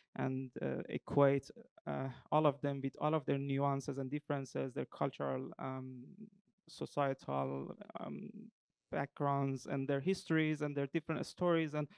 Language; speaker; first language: English; non-native, fluent; Persian